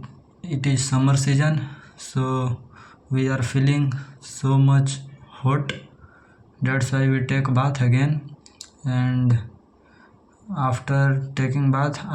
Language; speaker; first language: English; non-native, learner; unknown